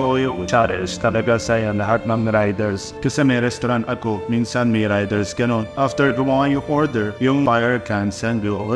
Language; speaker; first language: Filipino; non-native, learner; Arabic